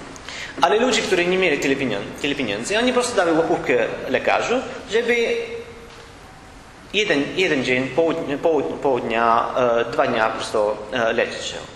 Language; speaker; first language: Polish; non-native, learner; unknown